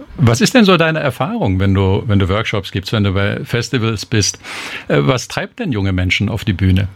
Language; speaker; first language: German; native; German